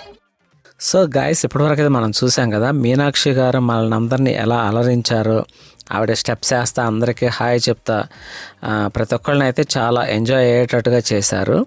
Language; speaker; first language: Telugu; native; Telugu